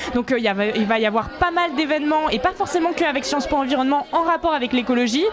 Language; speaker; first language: French; native; French